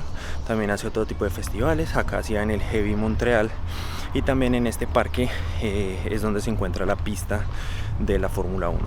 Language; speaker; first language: Spanish; native; Spanish